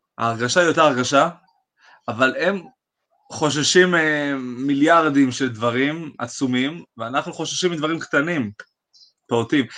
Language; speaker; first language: Hebrew; native; Hebrew